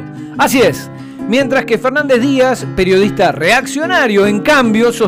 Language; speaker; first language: Spanish; native; Spanish